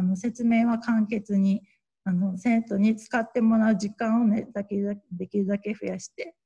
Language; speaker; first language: Japanese; native; Japanese